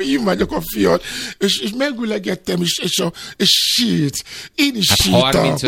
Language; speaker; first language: Hungarian; non-native, learner; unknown